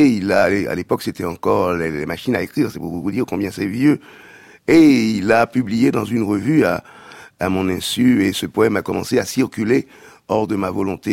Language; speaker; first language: French; non-native, local second language; Haitian Creole